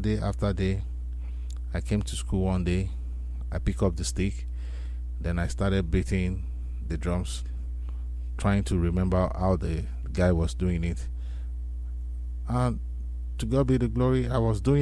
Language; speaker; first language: English; non-native, local second language; Yoruba